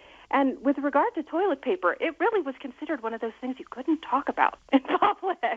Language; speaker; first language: English; native; English